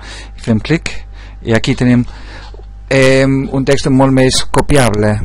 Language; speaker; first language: Catalan; non-native, local second language; Spanish